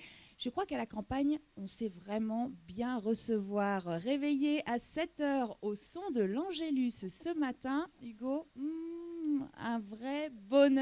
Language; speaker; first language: French; native; French